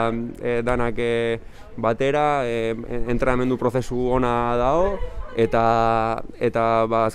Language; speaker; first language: Basque; non-native, local second language; Spanish